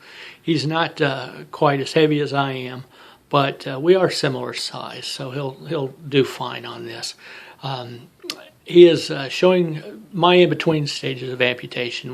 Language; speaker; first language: English; native; English